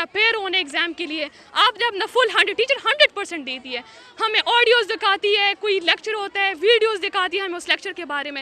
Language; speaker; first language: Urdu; non-native, local second language; Pashto